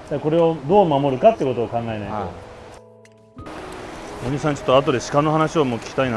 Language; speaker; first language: Japanese; native; Japanese